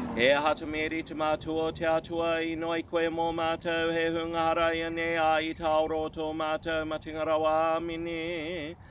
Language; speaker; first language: Māori; non-native, local second language; English